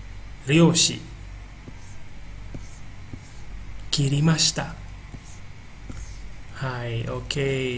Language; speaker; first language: Japanese; non-native, fluent; Indonesian